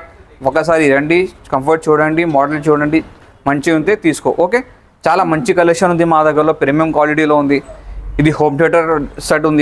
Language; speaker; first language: Telugu; non-native, local second language; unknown